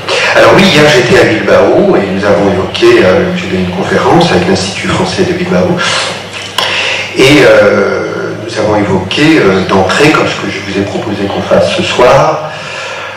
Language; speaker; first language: French; native; French